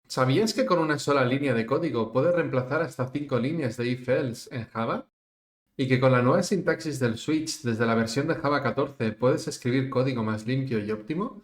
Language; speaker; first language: Spanish; native; Spanish